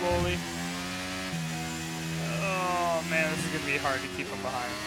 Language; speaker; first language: English; native; English